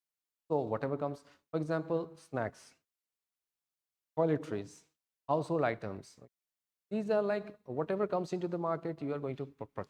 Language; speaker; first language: English; non-native, local second language; Odia